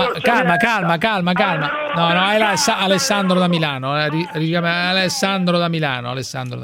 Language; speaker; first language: Italian; native; Italian